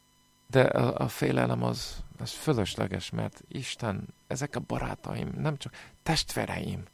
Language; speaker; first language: Hungarian; non-native, fluent; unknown